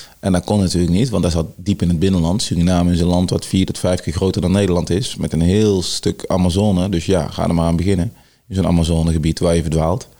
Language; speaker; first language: Dutch; early bilingual, other home language; Sranan Tongo